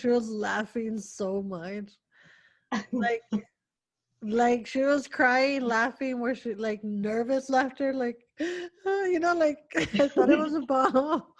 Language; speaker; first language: English; early bilingual, other home language; Spanish